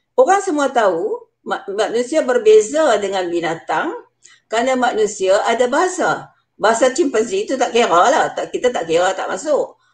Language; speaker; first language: Malay; native; Malay